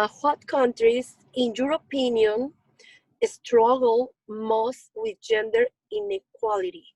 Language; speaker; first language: English; non-native, learner; Spanish